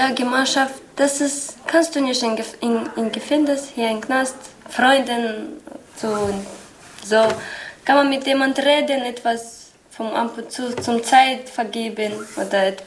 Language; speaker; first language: German; non-native, learner; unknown